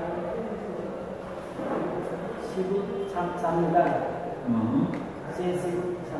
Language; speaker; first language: Korean; non-native, learner; Nepali